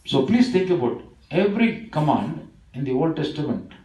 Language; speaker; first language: English; non-native, local second language; Tamil